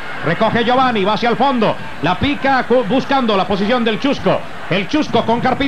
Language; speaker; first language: Spanish; native; Spanish